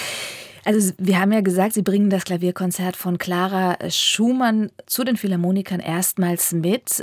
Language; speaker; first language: German; native; German